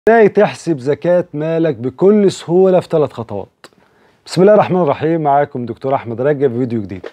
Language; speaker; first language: Arabic; native; Arabic